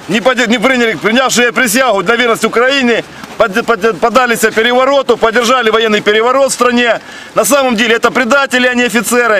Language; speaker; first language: Russian; native; Russian